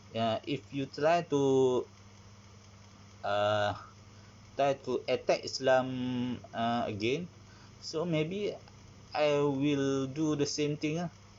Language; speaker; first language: English; non-native, learner; Malay